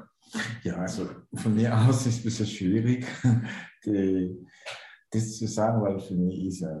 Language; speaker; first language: German; non-native, learner; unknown